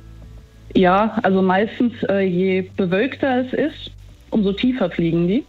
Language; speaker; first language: German; native; German